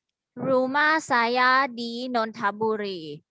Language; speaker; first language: Indonesian; non-native, learner; Thai